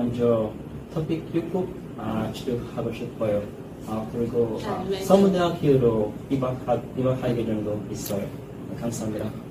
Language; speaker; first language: Korean; non-native, learner; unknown